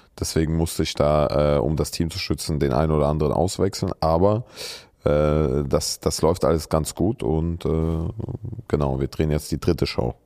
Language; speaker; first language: German; early bilingual, other home language; Russian